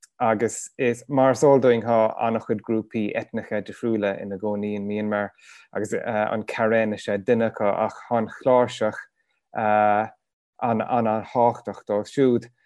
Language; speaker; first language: Irish; native; Irish